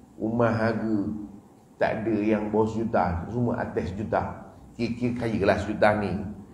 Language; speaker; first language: Malay; native; Malay